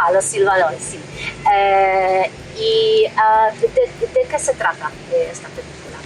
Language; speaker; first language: Spanish; non-native, fluent; Polish